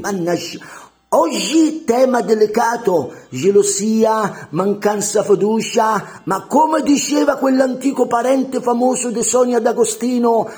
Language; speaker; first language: Italian; native; Italian